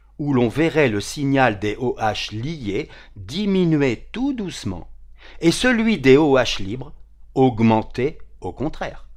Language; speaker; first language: French; native; French